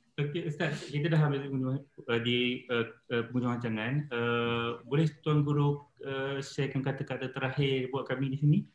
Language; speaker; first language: Malay; native; Malay